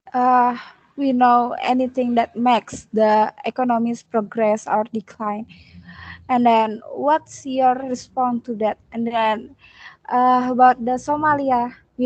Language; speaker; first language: English; non-native, learner; Indonesian